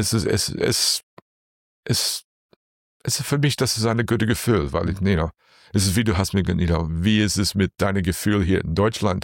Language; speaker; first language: German; non-native, learner; English